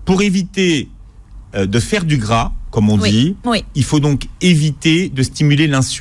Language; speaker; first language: French; native; French